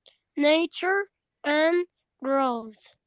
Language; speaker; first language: English; non-native, learner; Spanish